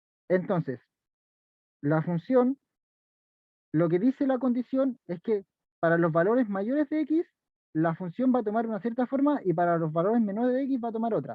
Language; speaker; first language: Spanish; native; Spanish